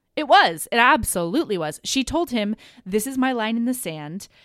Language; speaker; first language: English; native; English